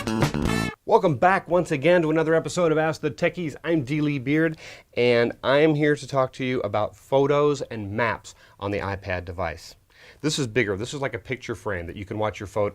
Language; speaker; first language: English; native; English